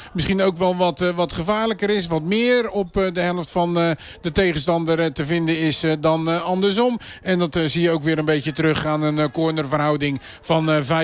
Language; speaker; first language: Dutch; native; Dutch